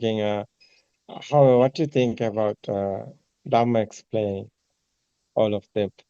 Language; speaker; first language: English; non-native, learner; Sinhala